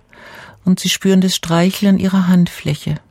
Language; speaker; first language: German; native; German